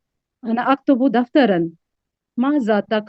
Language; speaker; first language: Arabic; non-native, learner; Urdu